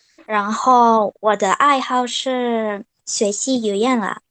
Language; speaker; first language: Chinese; non-native, learner; Indonesian